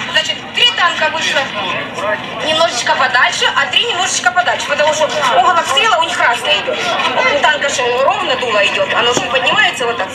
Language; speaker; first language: Russian; native; Russian